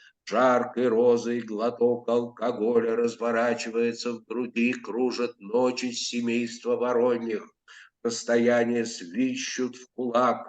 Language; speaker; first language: Russian; native; Russian